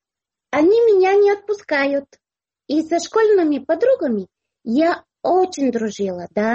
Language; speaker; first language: Russian; non-native, local second language; Azerbaijani